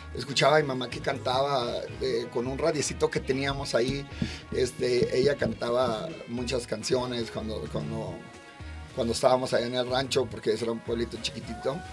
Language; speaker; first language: Spanish; native; Spanish